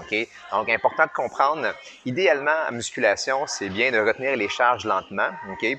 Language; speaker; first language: French; native; French